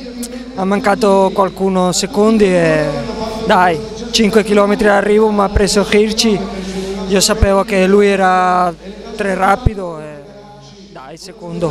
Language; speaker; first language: Italian; non-native, learner; Spanish